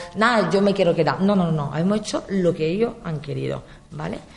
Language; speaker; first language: Spanish; non-native, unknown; Italian